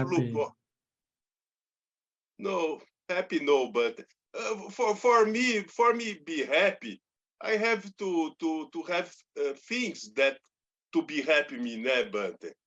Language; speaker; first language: English; non-native, learner; Portuguese